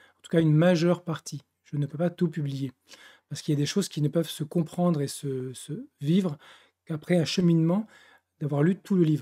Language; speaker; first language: French; native; French